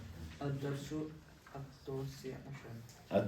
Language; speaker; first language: Arabic; non-native, learner; Kashmiri